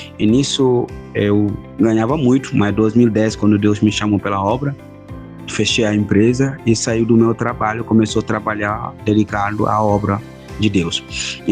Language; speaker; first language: Portuguese; non-native, fluent; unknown